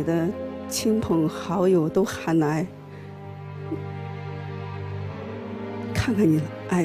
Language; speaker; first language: Chinese; native; Chinese